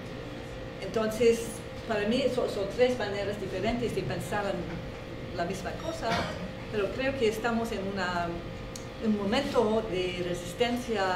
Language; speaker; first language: Spanish; non-native, fluent; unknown